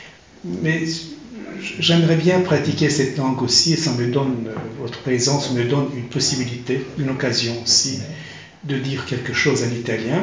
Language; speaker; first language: French; non-native, fluent; Turkish